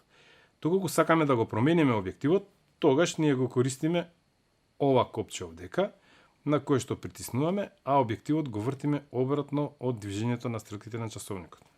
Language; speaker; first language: Macedonian; native; Macedonian